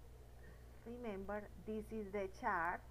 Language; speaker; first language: English; non-native, learner; Spanish